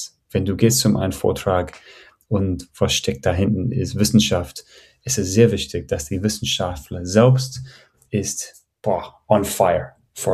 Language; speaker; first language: German; non-native, fluent; English